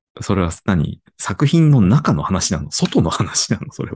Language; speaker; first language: Japanese; native; Japanese